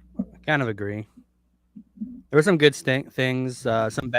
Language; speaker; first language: English; native; English